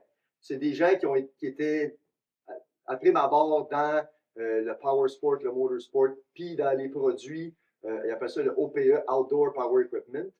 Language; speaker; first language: French; native; French